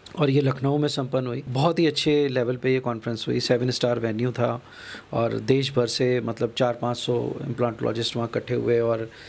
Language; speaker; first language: Hindi; non-native, local second language; Punjabi